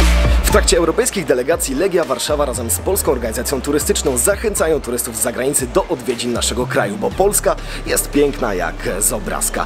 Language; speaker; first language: Polish; native; Polish